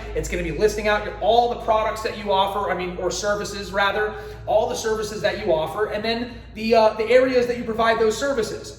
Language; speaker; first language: English; native; English